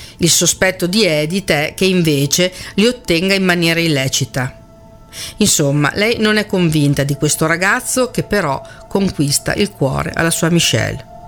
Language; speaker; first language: Italian; native; Italian